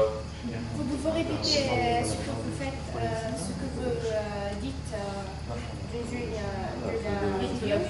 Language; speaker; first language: French; non-native, learner; Arabic